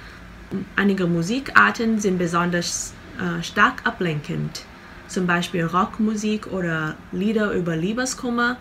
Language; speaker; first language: German; non-native, fluent; Vietnamese